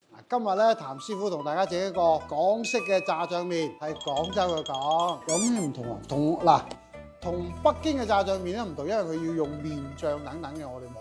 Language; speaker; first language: Cantonese; native; Cantonese